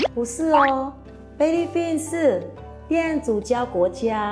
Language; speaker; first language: Chinese; non-native, fluent; Filipino